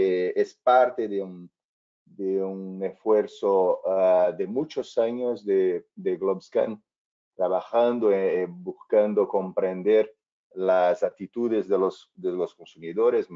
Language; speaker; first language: Spanish; non-native, fluent; Portuguese